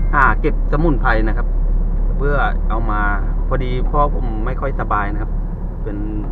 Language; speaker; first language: Thai; non-native, local second language; Northeastern Thai